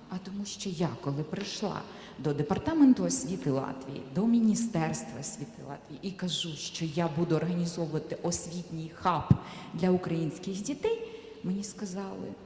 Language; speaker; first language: Ukrainian; native; Ukrainian